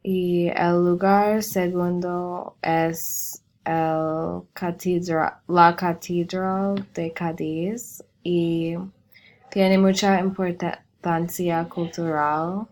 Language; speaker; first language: Spanish; non-native, learner; English